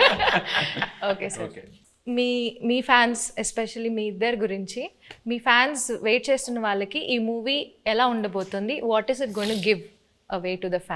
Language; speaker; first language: Telugu; native; Telugu